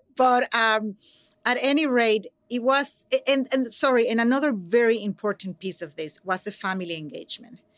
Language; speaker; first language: English; non-native, fluent; Spanish